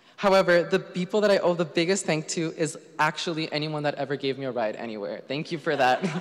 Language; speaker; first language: English; early bilingual, other home language; Spanish